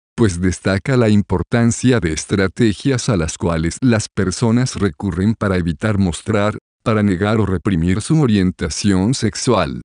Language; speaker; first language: Spanish; native; Spanish